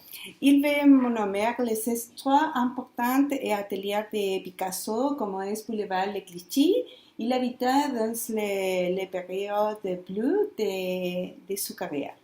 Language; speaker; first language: French; non-native, learner; Spanish